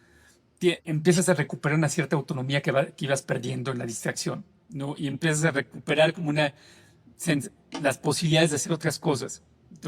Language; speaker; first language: Spanish; native; Spanish